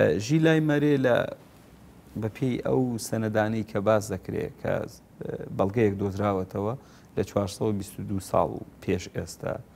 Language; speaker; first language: Central Kurdish; non-native, local second language; Gurani